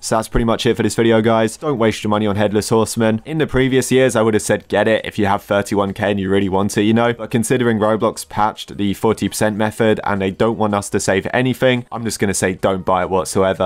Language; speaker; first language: English; native; English